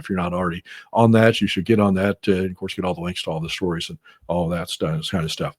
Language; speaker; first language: English; native; English